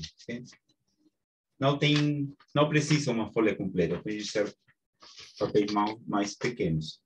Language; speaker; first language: Portuguese; non-native, fluent; Spanish